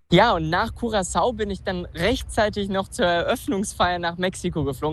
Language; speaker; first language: German; native; German